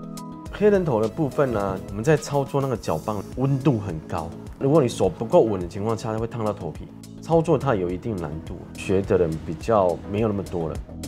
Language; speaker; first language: Chinese; native; Chinese